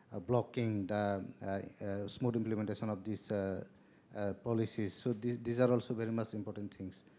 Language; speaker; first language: English; non-native, local second language; Kok Borok